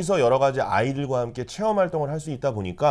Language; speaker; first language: Korean; native; Korean